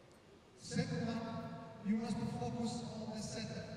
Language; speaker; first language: English; non-native, learner; Italian